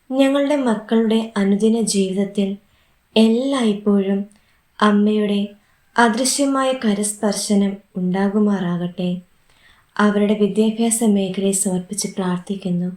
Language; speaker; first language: Malayalam; native; Malayalam